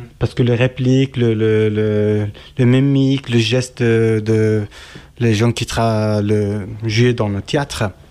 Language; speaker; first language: French; non-native, learner; Kurdish